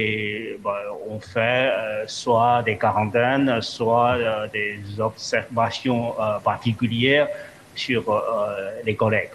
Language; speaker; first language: French; non-native, fluent; Chinese